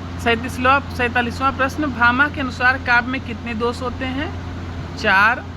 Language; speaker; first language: Hindi; native; Hindi